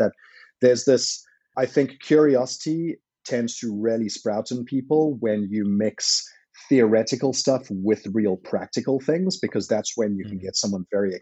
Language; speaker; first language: English; native; English